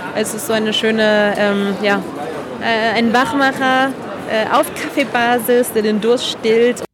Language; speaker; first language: German; non-native, fluent; Catalan